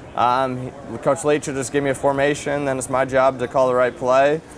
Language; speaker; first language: English; native; English